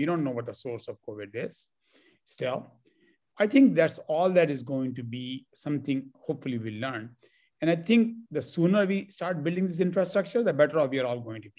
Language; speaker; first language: English; non-native, local second language; Hindi